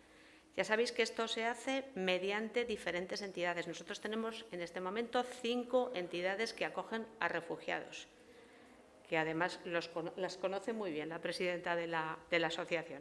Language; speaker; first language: Spanish; native; Spanish